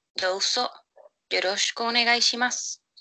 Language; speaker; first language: Japanese; non-native, learner; Spanish